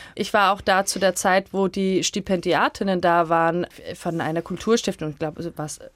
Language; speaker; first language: German; non-native, fluent; Danish